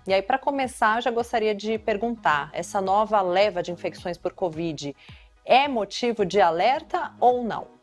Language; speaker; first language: Portuguese; native; Portuguese